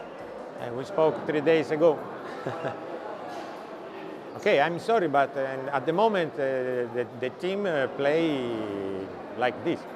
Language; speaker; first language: English; non-native, learner; Italian